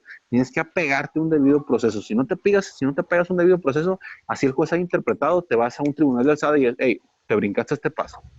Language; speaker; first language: Spanish; native; Spanish